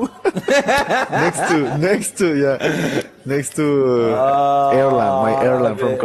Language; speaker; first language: English; non-native, learner; Spanish